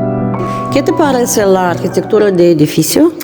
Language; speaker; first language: Spanish; non-native, learner; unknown